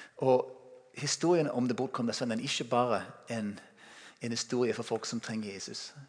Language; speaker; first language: Norwegian; non-native, fluent; English